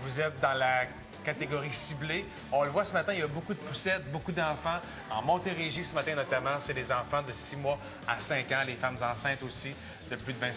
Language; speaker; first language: French; native; French